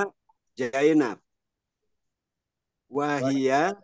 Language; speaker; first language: Arabic; non-native, learner; Indonesian